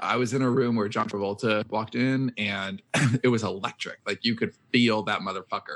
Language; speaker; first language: English; native; English